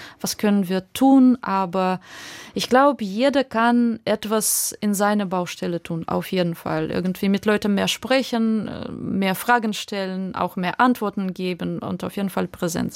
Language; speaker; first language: German; non-native, fluent; Russian